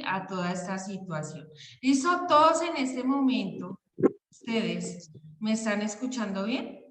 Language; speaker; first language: Spanish; native; Spanish